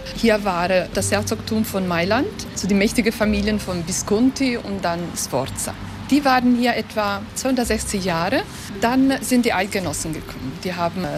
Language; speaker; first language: German; non-native, local second language; Italian